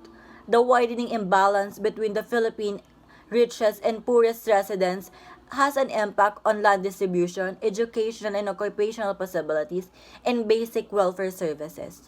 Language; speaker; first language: English; non-native, local second language; Filipino